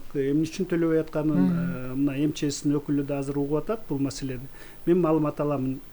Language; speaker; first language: Kyrgyz; native; Kyrgyz